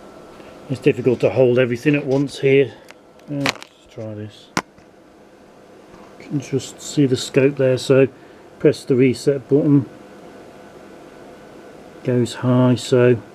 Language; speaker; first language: English; native; English